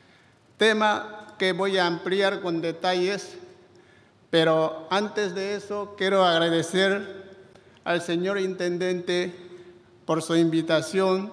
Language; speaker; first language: Spanish; non-native, fluent; Chinese